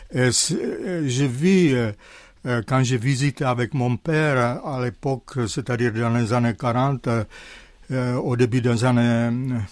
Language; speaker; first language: French; non-native, fluent; Czech